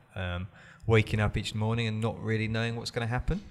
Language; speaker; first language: English; native; English